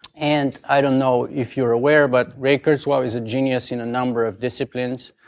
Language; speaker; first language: English; non-native, fluent; Bulgarian